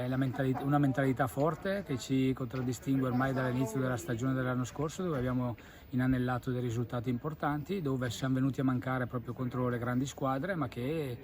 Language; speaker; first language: Italian; native; Italian